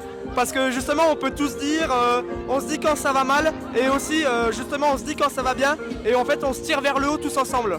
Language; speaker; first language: French; native; French